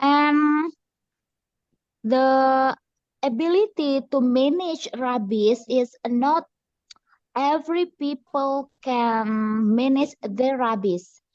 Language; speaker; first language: English; non-native, learner; Indonesian